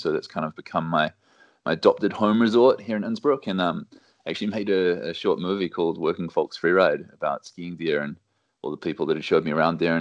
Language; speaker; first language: English; native; English